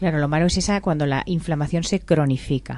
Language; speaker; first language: Spanish; native; Spanish